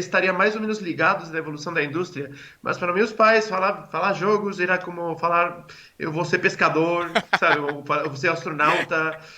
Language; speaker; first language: Portuguese; non-native, fluent; Spanish